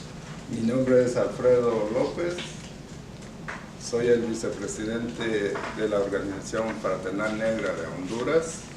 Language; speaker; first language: Spanish; non-native, local second language; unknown